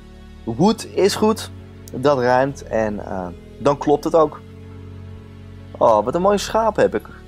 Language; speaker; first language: Dutch; native; Dutch